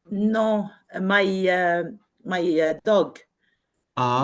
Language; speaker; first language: English; non-native, learner; Arabic